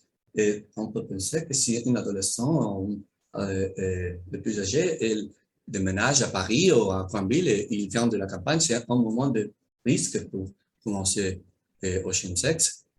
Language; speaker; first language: French; non-native, learner; Spanish